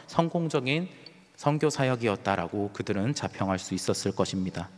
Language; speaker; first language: Korean; native; Korean